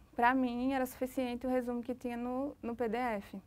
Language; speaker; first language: Portuguese; native; Portuguese